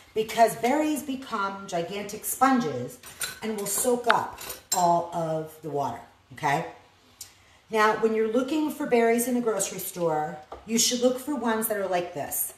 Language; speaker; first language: English; native; English